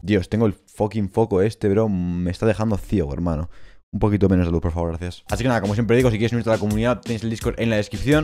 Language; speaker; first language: Spanish; native; Spanish